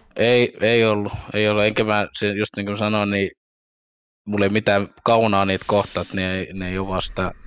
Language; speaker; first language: Finnish; early bilingual, other home language; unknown